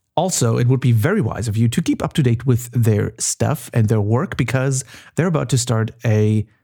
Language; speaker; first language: English; non-native, fluent; German